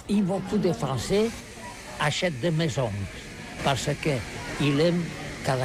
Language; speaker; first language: French; non-native, learner; Catalan